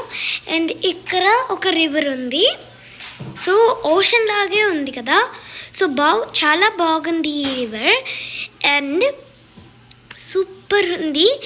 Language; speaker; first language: Telugu; early bilingual, heritage; Telugu